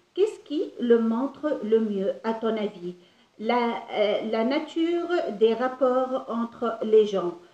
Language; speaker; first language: French; non-native, local second language; Arabic